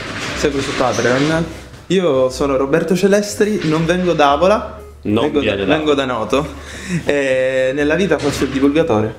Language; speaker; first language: Italian; native; Italian